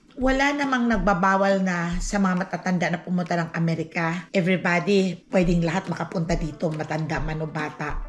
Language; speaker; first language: Filipino; native; Filipino